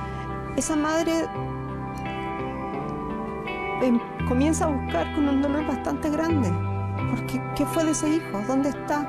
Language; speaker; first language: Spanish; native; Spanish